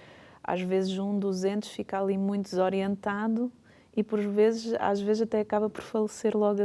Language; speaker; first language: Portuguese; native; Portuguese